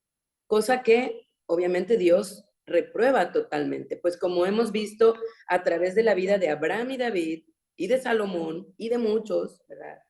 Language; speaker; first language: Spanish; native; Spanish